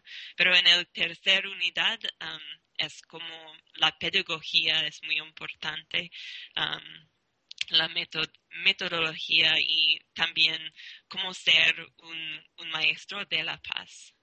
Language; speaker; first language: Spanish; non-native, learner; English